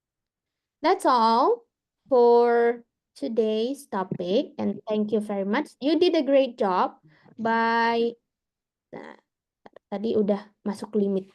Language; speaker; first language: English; non-native, fluent; Indonesian